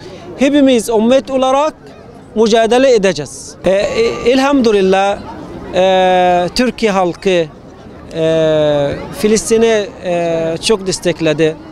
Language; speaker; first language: Turkish; non-native, fluent; Arabic